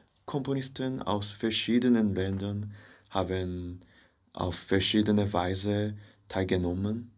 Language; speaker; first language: German; non-native, fluent; Korean